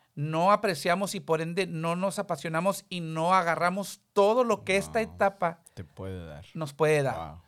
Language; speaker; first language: Spanish; early bilingual, heritage; Spanish